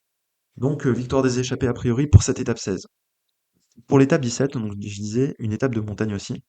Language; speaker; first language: French; native; French